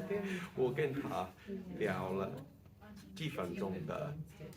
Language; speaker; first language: Chinese; non-native, learner; English